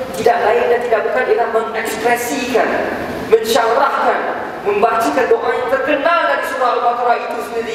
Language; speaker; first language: Malay; native; Malay